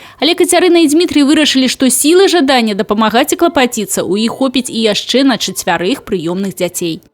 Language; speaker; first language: Belarusian; native; Belarusian